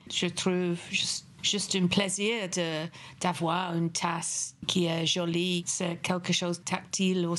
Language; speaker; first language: French; non-native, fluent; English